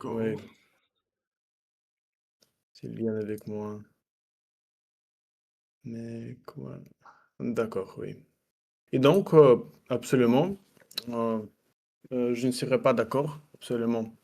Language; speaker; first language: French; non-native, learner; Russian